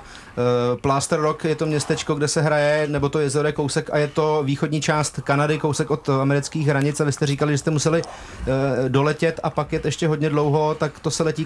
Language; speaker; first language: Czech; native; Czech